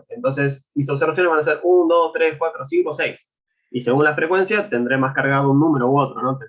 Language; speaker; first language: Spanish; native; Spanish